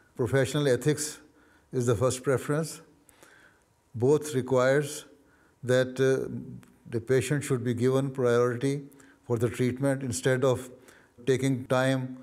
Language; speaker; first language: English; non-native, local second language; Urdu